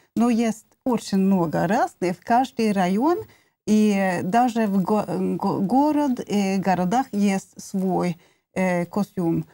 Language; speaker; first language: Russian; non-native, learner; Norwegian